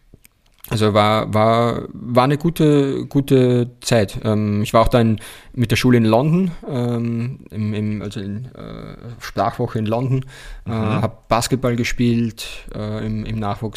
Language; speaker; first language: German; native; German